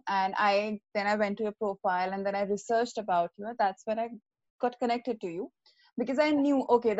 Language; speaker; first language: English; non-native, local second language; Hindi